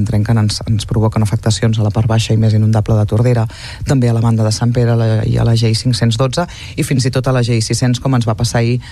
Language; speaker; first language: Catalan; native; Catalan